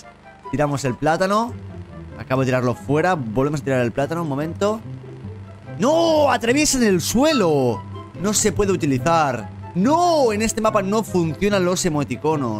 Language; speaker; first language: Spanish; native; Spanish